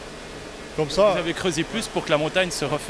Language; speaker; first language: French; native; French